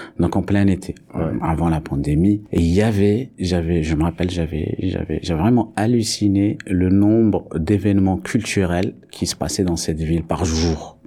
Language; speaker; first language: French; non-native, local second language; Arabic